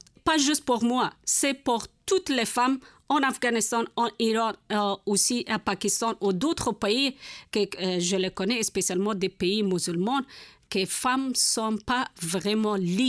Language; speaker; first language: French; non-native, learner; Persian